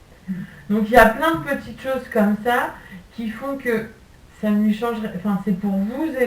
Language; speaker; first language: French; native; French